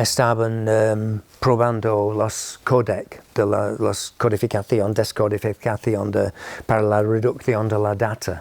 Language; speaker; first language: Spanish; non-native, fluent; English